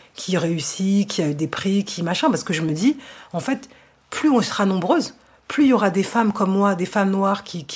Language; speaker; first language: French; native; French